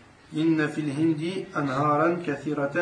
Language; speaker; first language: Arabic; non-native, learner; French